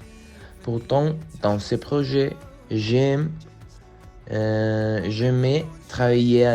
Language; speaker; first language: French; non-native, learner; Spanish